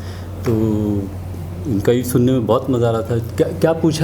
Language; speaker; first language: Hindi; native; Hindi